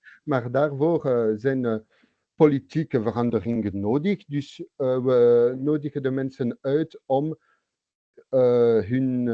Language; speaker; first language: Dutch; non-native, local second language; French